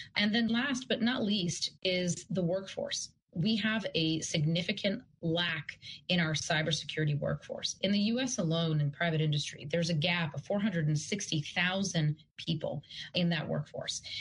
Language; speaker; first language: English; non-native, fluent; Russian